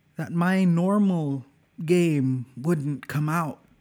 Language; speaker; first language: English; non-native, local second language; Cebuano